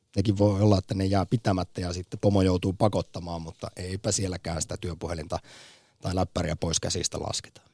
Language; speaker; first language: Finnish; native; Finnish